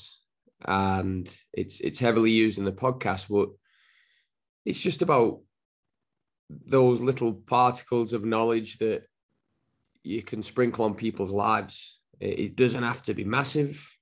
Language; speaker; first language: English; native; English